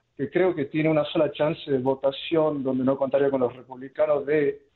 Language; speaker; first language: Spanish; native; Spanish